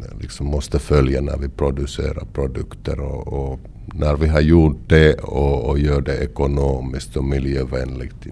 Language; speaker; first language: Swedish; non-native, local second language; Finnish